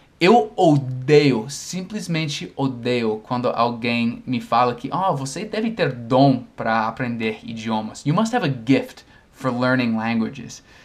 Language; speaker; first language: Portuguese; non-native, fluent; English